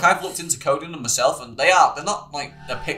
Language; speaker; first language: English; native; English